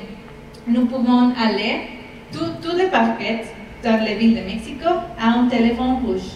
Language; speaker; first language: French; non-native, fluent; Spanish